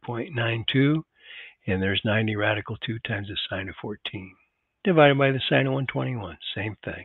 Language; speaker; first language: English; native; English